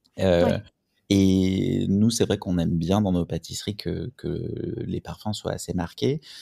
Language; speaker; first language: French; native; French